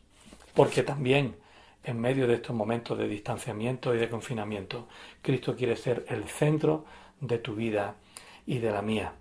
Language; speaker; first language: Spanish; native; Spanish